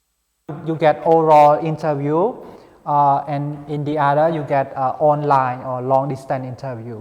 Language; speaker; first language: English; non-native, fluent; Khmer